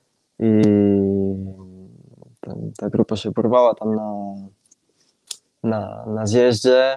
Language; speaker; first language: Polish; non-native, fluent; Italian